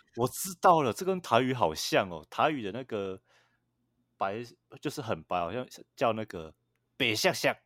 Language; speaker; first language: Chinese; native; Chinese